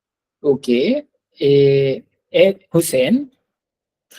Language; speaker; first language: French; non-native, fluent; Hindi